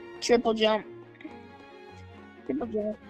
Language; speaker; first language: English; native; English